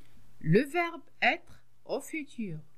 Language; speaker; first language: French; non-native, local second language; Arabic